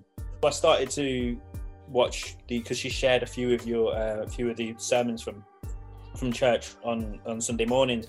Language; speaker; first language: English; native; English